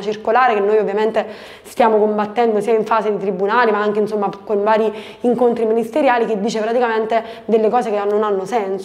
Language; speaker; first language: Italian; native; Italian